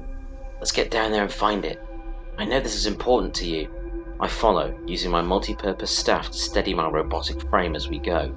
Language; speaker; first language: English; native; English